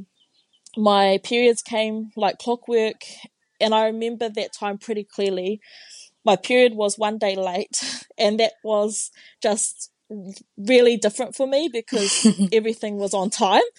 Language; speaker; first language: English; non-native, local second language; Māori